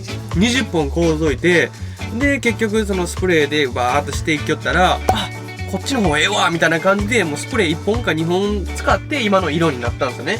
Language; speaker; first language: Japanese; native; Japanese